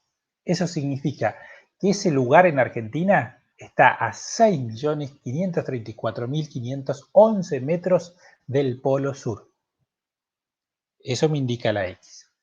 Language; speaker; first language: Spanish; native; Spanish